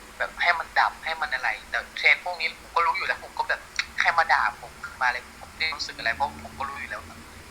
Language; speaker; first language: Thai; early bilingual, other home language; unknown